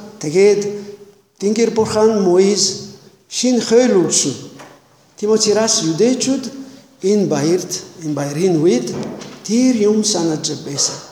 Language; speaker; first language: Mongolian; non-native, learner; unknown